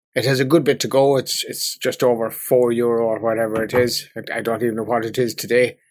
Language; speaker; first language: English; native; English